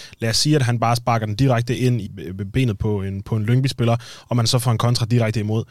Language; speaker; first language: Danish; native; Danish